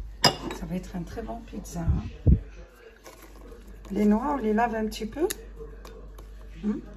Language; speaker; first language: French; non-native, fluent; Arabic